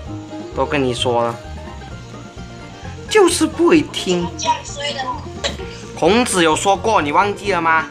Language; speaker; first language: Chinese; native; Chinese